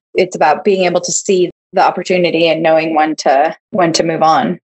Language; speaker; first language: English; early bilingual, other home language; Hebrew